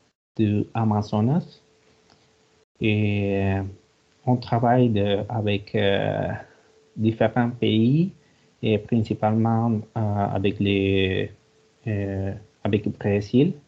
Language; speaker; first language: French; non-native, learner; Spanish